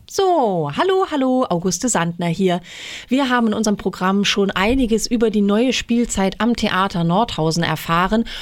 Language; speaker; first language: German; native; German